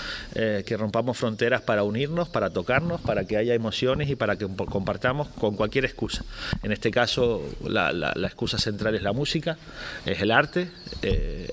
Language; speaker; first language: Spanish; native; Spanish